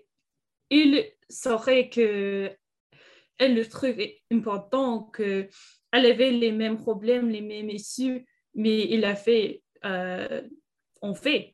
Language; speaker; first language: French; non-native, learner; English